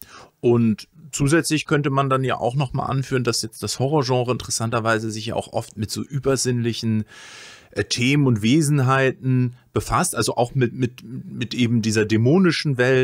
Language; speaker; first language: German; native; German